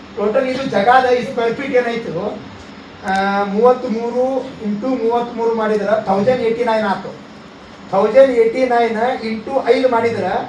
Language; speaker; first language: Kannada; non-native, local second language; Urdu